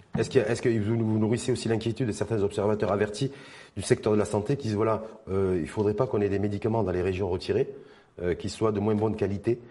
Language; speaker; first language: French; non-native, local second language; Arabic